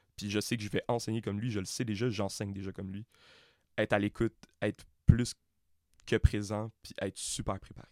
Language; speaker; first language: French; native; French